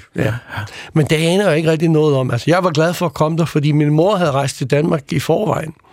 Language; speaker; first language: Danish; early bilingual, other home language; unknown